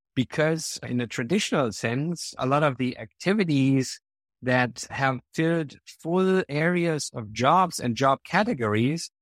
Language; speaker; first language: English; non-native, fluent; German